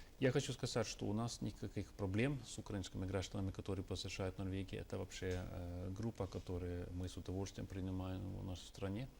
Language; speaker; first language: Russian; non-native, fluent; Norwegian